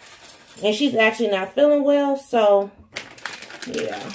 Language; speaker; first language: English; native; English